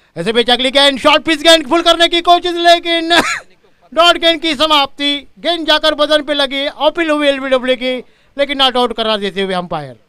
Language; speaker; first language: Hindi; non-native, local second language; Marathi